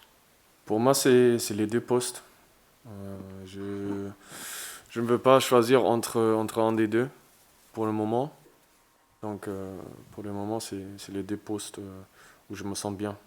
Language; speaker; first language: French; non-native, fluent; German